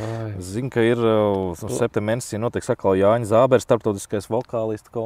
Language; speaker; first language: Latvian; native; Latvian